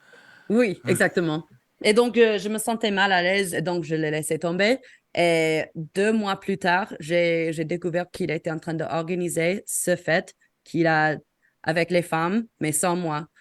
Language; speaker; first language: French; non-native, fluent; English